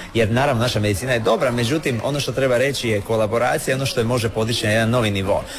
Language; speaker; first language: Croatian; native; Croatian